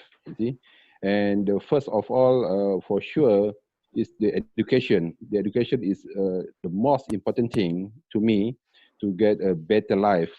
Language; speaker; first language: English; non-native, learner; Malay